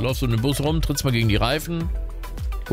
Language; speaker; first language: German; native; German